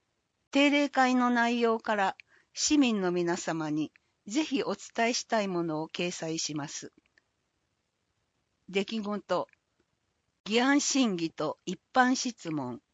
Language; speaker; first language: Japanese; native; Japanese